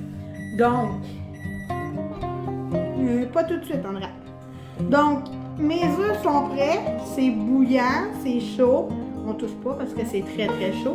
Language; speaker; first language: French; native; French